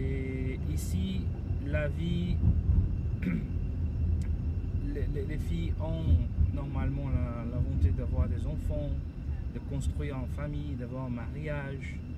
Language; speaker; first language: French; non-native, fluent; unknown